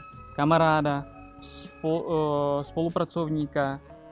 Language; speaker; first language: Czech; non-native, fluent; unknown